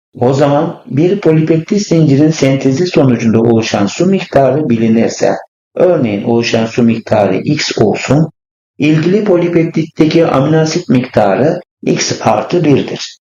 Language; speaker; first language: Turkish; native; Turkish